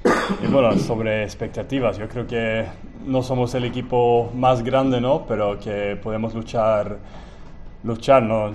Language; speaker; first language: Spanish; non-native, fluent; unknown